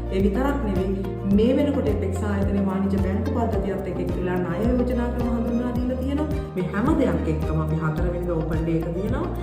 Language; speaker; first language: Sinhala; native; Sinhala